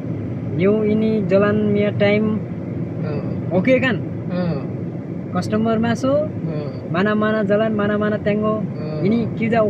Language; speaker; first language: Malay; non-native, learner; Nepali